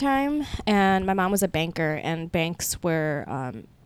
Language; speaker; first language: English; early bilingual, other home language; Spanish